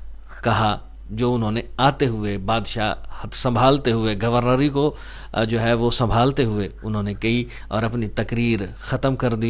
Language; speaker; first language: Urdu; native; Urdu